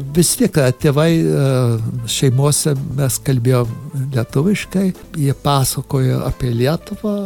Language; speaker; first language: Lithuanian; early bilingual, heritage; Lithuanian